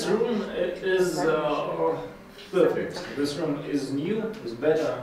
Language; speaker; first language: English; non-native, learner; Russian